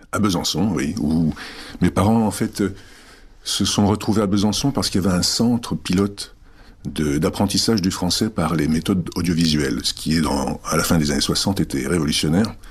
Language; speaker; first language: French; early bilingual, other home language; Czech